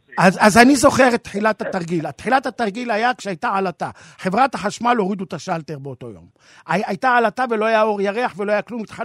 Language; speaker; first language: Hebrew; native; Hebrew